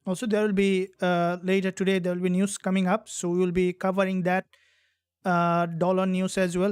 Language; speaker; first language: English; non-native, fluent; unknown